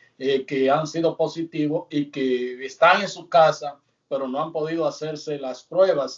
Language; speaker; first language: Spanish; native; Spanish